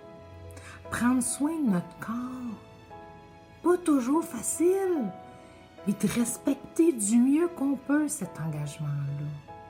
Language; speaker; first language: French; native; French